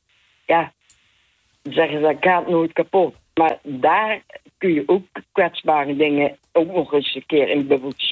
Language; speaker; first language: Dutch; native; Dutch